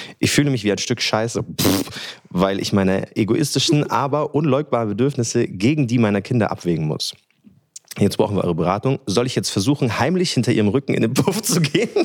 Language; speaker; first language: German; early bilingual, other home language; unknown